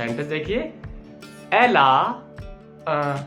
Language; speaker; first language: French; non-native, fluent; Hindi